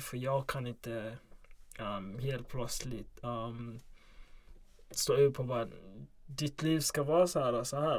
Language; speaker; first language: Swedish; non-native, local second language; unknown